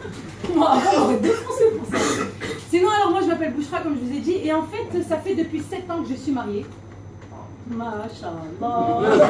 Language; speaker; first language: French; native; French